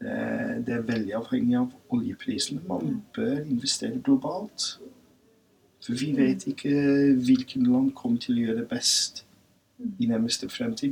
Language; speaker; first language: Norwegian; non-native, fluent; English